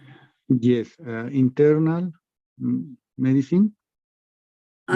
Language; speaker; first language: English; non-native, learner; Spanish